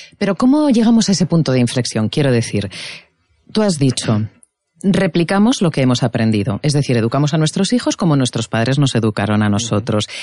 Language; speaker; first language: Spanish; native; Spanish